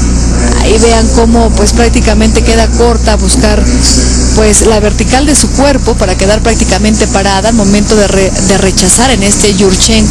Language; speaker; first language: Spanish; native; Spanish